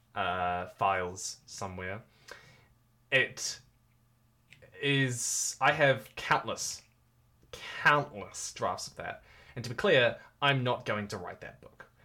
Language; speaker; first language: English; native; English